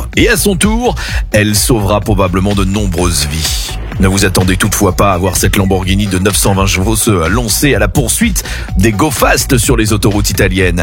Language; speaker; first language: French; native; French